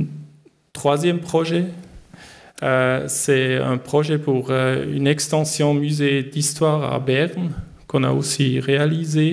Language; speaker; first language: French; non-native, learner; German